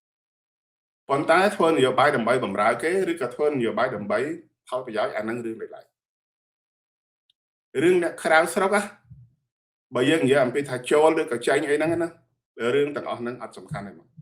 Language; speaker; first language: Khmer; native; Khmer